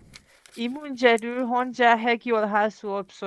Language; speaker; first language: Korean; non-native, learner; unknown